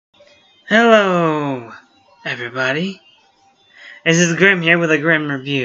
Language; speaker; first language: English; native; English